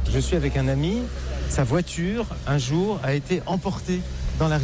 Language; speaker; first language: French; native; French